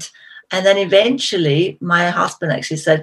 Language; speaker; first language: English; non-native, fluent; German